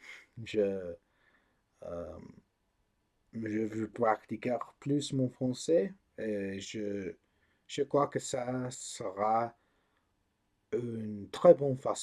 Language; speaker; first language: French; non-native, learner; English